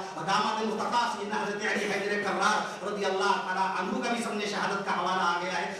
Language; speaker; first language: Urdu; native; Urdu